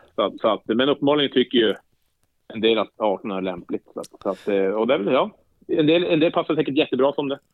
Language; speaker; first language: Swedish; native; Swedish